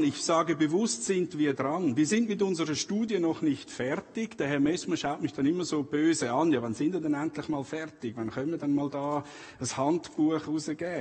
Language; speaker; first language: German; native; German